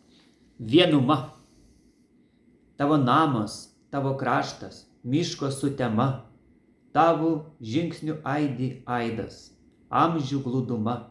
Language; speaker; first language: Lithuanian; native; Lithuanian